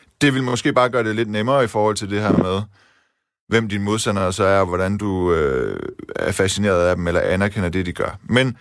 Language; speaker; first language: Danish; early bilingual, other home language; Persian